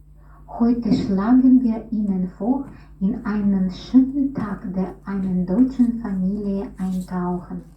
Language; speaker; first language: German; non-native, learner; Russian